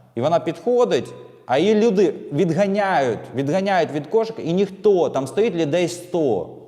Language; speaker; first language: Ukrainian; non-native, local second language; Russian